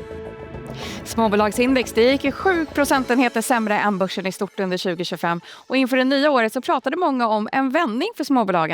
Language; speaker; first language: Swedish; native; Swedish